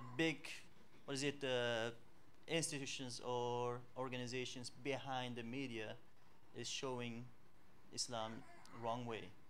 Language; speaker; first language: English; non-native, fluent; Uzbek